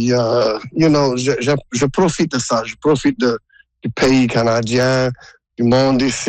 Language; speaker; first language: French; non-native, local second language; English